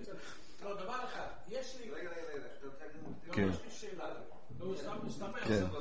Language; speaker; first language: Hebrew; non-native, fluent; Polish